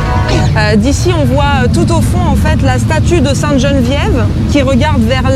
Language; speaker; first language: French; native; French